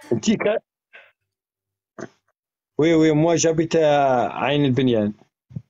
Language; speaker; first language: French; non-native, learner; Arabic